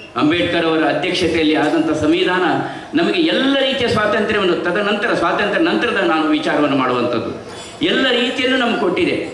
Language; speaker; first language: Kannada; non-native, local second language; Tulu